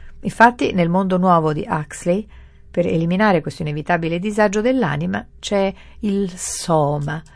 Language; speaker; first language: Italian; native; Italian